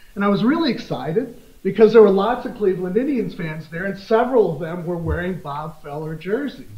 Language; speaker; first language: English; native; English